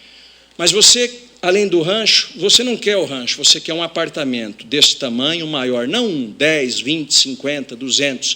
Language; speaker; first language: Portuguese; native; Portuguese